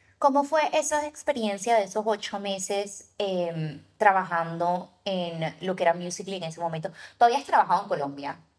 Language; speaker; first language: Spanish; native; Spanish